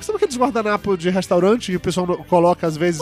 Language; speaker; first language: Portuguese; native; Portuguese